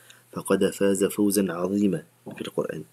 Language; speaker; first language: Arabic; non-native, fluent; French